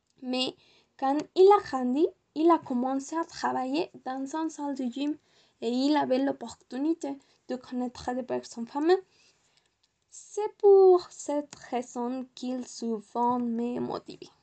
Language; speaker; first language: French; non-native, learner; Spanish